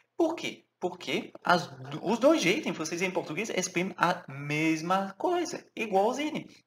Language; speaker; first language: Portuguese; non-native, fluent; French